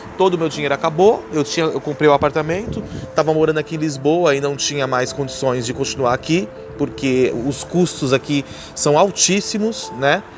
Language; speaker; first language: Portuguese; native; Portuguese